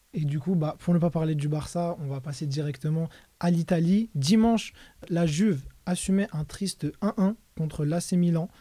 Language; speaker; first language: French; native; French